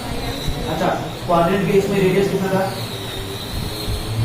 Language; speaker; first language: Hindi; native; Hindi